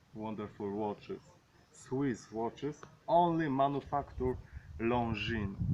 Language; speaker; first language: English; non-native, learner; Polish